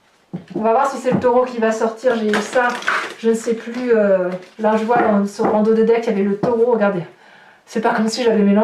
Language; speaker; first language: French; native; French